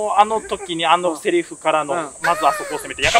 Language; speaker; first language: Japanese; native; Japanese